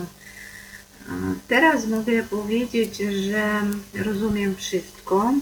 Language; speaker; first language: Polish; non-native, fluent; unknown